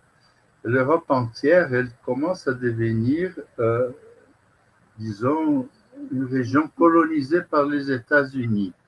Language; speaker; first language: French; non-native, fluent; Portuguese